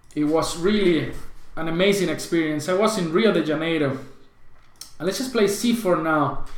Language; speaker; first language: English; non-native, fluent; Spanish